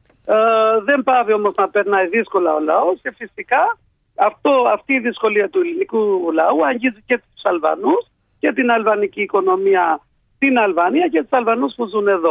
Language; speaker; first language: Greek; non-native, fluent; Albanian